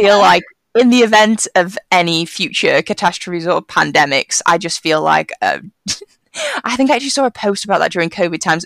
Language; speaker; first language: English; native; English